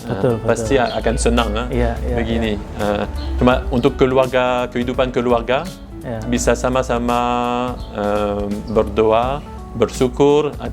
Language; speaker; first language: Indonesian; non-native, fluent; French